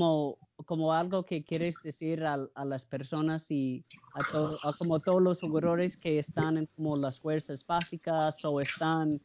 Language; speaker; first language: Spanish; non-native, learner; English